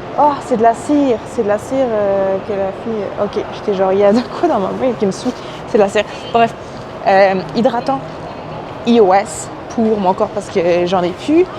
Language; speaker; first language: French; early bilingual, other home language; Arabic